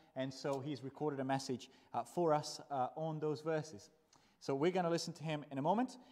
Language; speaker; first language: English; non-native, fluent; Portuguese